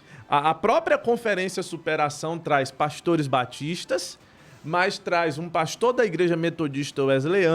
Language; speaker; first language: Portuguese; native; Portuguese